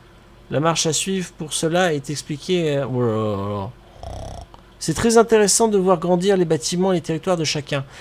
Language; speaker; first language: French; native; French